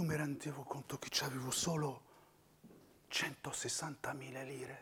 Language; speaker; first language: Italian; non-native, fluent; Riffian